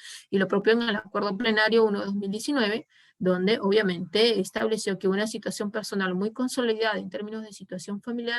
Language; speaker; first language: Spanish; native; Spanish